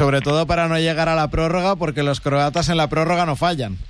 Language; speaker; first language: Spanish; native; Spanish